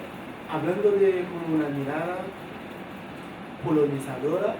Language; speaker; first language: Spanish; non-native, fluent; Haitian Creole